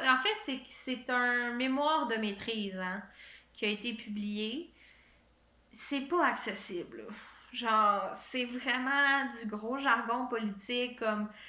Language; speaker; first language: French; native; French